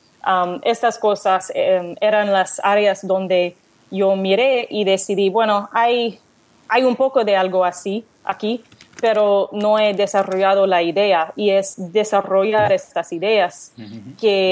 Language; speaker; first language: Spanish; non-native, learner; English